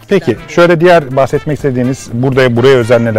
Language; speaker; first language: Turkish; native; Turkish